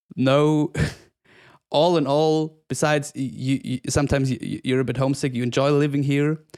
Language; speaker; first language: English; non-native, fluent; German